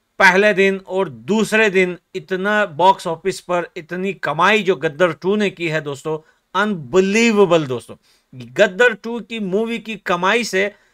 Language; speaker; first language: Hindi; native; Hindi